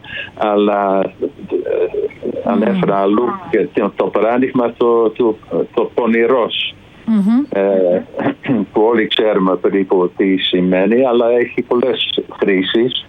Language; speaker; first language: Greek; non-native, fluent; Dutch